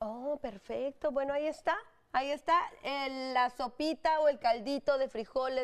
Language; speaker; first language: Spanish; native; Spanish